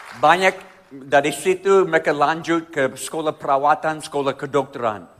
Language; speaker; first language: Indonesian; non-native, fluent; English